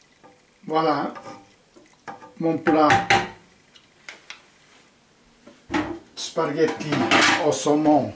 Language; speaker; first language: French; non-native, fluent; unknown